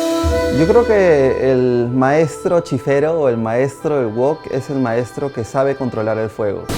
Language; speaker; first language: Spanish; native; Spanish